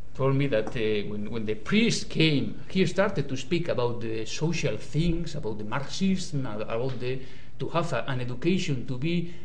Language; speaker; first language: English; non-native, learner; Basque